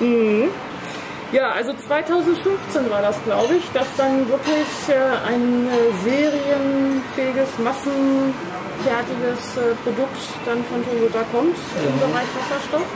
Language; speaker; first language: German; native; German